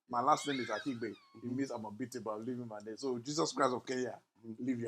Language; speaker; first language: English; non-native, local second language; Yoruba